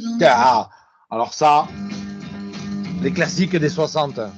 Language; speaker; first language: French; native; French